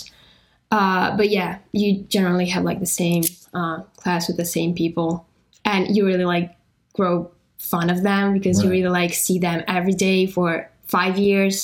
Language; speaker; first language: English; non-native, fluent; Italian